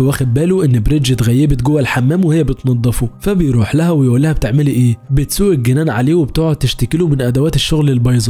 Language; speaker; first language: Arabic; native; Arabic